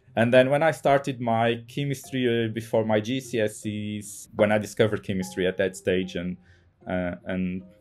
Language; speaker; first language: English; non-native, fluent; Portuguese